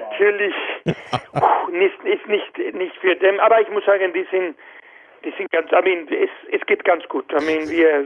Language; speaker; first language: German; non-native, learner; Spanish